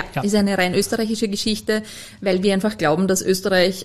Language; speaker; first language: German; native; German